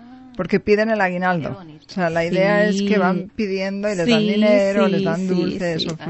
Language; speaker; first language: Spanish; native; Spanish